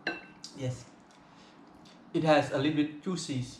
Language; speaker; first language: English; non-native, local second language; Khmer